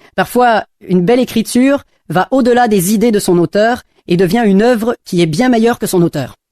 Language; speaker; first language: French; non-native, fluent; English